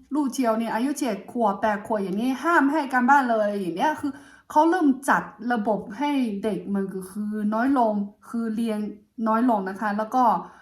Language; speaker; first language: Thai; non-native, fluent; Chinese